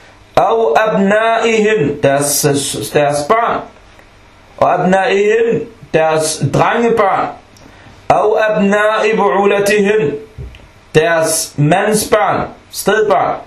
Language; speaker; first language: Danish; non-native, local second language; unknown